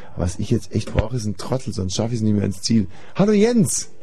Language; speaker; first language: German; native; German